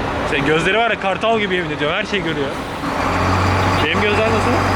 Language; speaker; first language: Turkish; native; Turkish